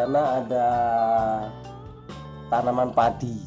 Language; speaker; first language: Indonesian; native; Indonesian